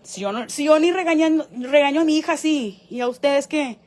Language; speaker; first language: Spanish; early bilingual, heritage; Spanish